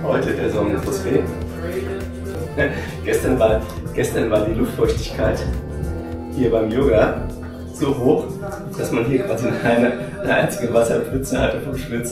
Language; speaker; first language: German; native; German